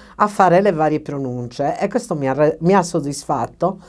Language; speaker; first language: Italian; native; Italian